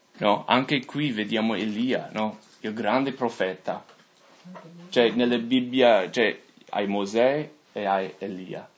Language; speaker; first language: Italian; non-native, fluent; English